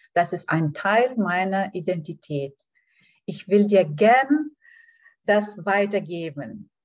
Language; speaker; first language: German; non-native, fluent; Lithuanian